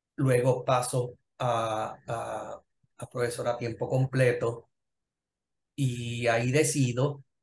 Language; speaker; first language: Spanish; native; Spanish